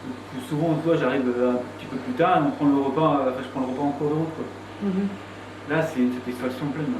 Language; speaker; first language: French; native; French